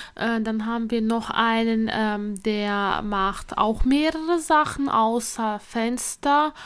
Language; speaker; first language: German; non-native, fluent; Latvian